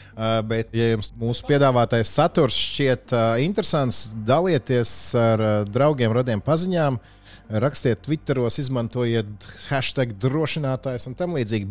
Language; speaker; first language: Latvian; native; Latvian